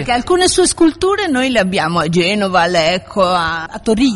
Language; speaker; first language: Italian; native; Italian